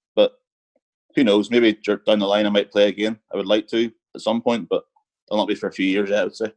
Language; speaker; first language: English; native; English